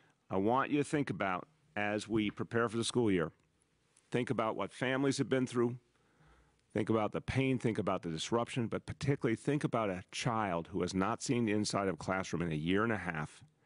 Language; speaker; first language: English; native; English